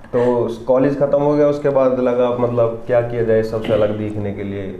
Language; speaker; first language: Hindi; non-native, local second language; Haryanvi